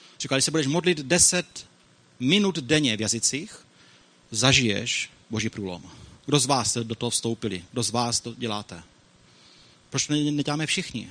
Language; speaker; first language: Czech; native; Czech